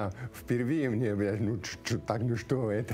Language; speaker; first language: Russian; non-native, fluent; Italian